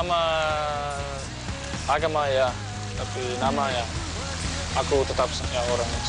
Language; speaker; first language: Indonesian; non-native, learner; Dutch